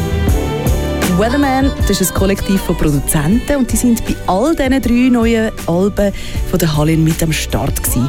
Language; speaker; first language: German; native; German